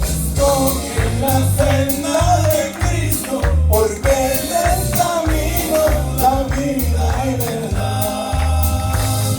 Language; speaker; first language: Spanish; native; Spanish